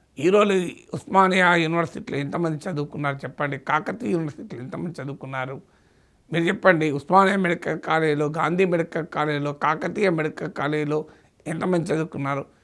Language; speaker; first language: Telugu; native; Telugu